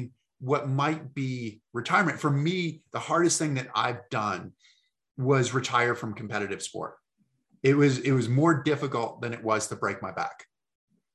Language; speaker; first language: English; native; English